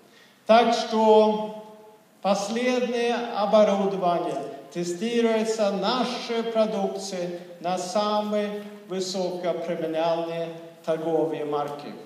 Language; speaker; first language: Russian; non-native, fluent; Swedish